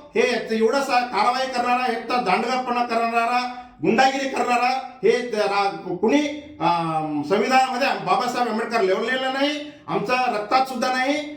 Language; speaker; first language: Marathi; non-native, local second language; Kannada